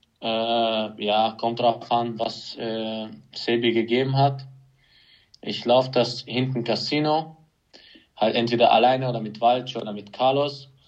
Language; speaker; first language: German; non-native, fluent; Hungarian